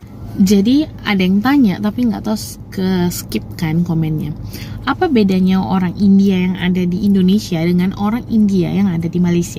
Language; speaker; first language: Indonesian; non-native, local second language; Tamil